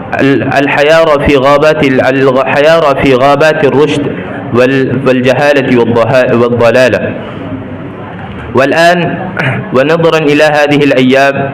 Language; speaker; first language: Arabic; non-native, learner; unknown